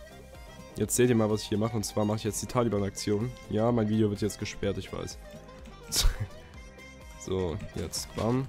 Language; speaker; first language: German; native; German